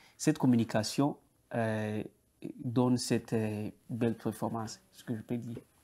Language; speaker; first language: French; non-native, local second language; Kinyarwanda